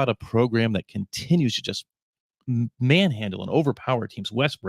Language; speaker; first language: English; native; English